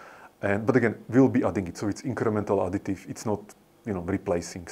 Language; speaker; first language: English; non-native, fluent; Slovak